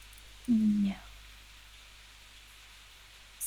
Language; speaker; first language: English; non-native, learner; Vietnamese